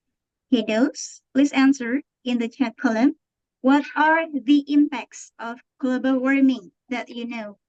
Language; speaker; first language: English; non-native, learner; Indonesian